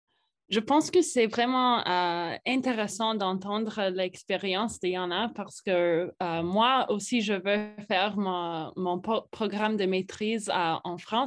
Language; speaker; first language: French; non-native, fluent; English